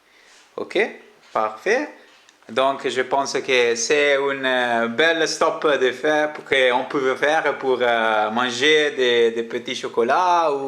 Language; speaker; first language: French; non-native, learner; Italian